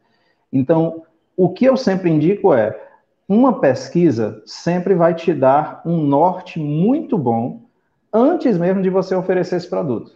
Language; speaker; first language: Portuguese; native; Portuguese